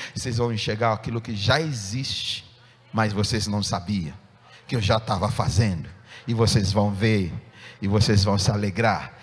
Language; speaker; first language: Portuguese; non-native, fluent; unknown